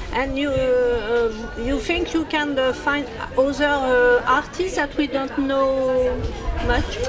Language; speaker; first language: English; non-native, learner; French